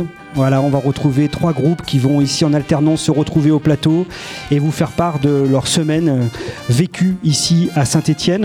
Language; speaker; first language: French; native; French